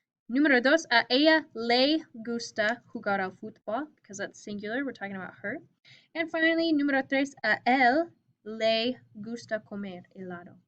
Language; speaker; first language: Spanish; non-native, fluent; English